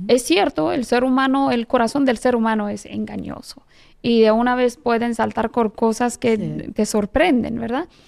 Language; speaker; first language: Spanish; non-native, fluent; Persian